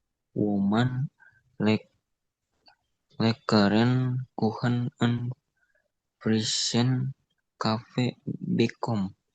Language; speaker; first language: German; non-native, learner; Indonesian